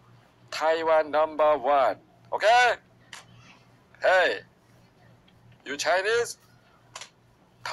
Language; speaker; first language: English; non-native, learner; Korean